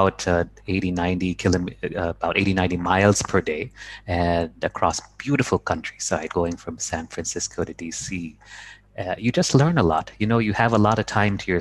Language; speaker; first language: English; native; English